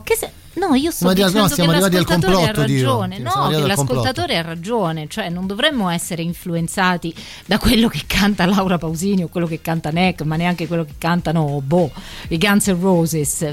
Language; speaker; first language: Italian; native; Italian